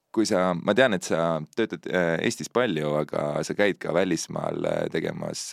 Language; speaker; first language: Estonian; native; Estonian